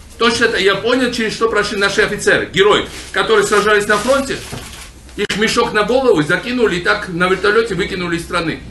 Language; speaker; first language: Russian; non-native, local second language; Georgian